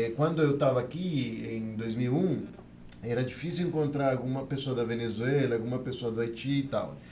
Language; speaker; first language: Portuguese; non-native, fluent; Spanish